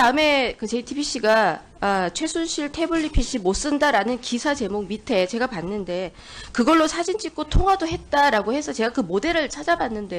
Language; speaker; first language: Korean; native; Korean